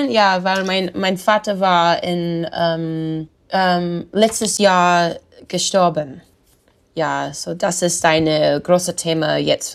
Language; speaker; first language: German; non-native, learner; English